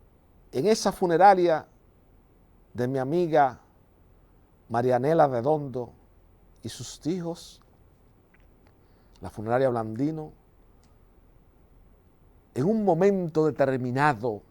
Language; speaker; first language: Spanish; native; Spanish